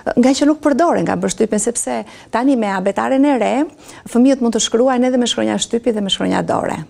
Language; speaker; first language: Albanian; native; Albanian